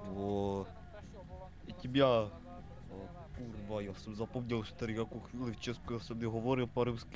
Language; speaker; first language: Russian; non-native, learner; Czech